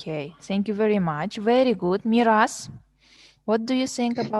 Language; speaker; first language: English; non-native, fluent; Kazakh